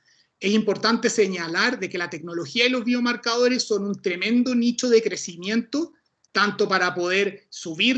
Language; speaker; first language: Spanish; native; Spanish